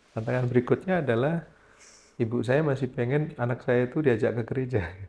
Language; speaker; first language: Indonesian; native; Indonesian